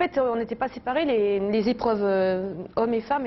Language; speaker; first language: French; native; French